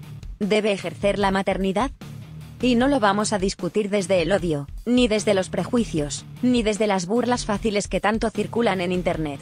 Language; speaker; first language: Spanish; native; Spanish